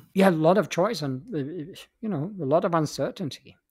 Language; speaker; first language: English; non-native, fluent; Swedish